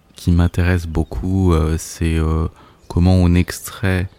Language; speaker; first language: French; native; French